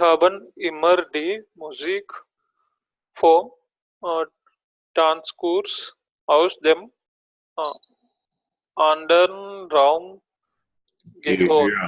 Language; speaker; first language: German; non-native, learner; Telugu